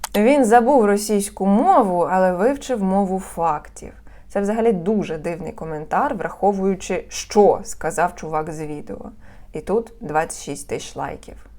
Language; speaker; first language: Ukrainian; non-native, local second language; Russian